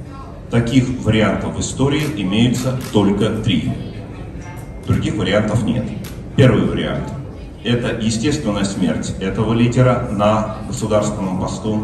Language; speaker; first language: Russian; native; Russian